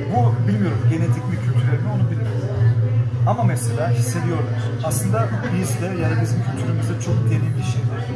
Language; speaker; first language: Turkish; early bilingual, heritage; German